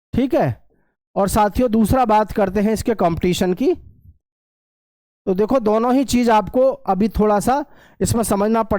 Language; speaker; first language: Hindi; native; Hindi